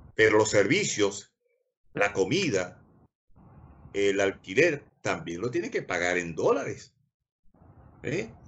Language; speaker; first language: Spanish; native; Spanish